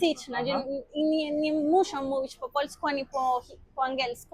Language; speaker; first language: Polish; non-native, fluent; Spanish